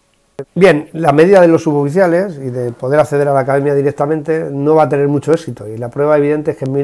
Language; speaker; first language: Spanish; native; Spanish